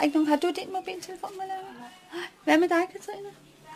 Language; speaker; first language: Danish; native; Danish